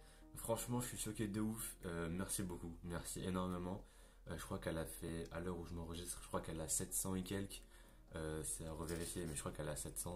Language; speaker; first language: French; native; French